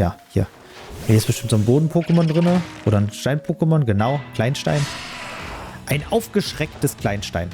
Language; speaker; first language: German; native; German